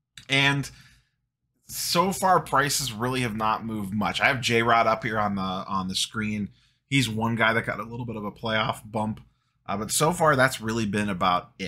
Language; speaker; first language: English; native; English